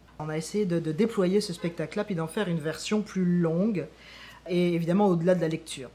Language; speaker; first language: French; native; French